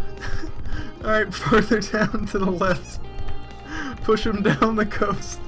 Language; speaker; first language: English; native; English